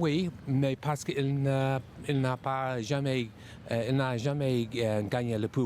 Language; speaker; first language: French; non-native, fluent; English